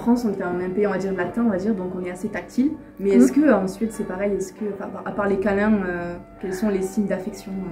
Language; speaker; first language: French; native; French